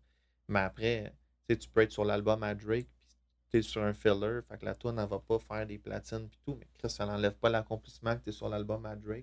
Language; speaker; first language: French; native; French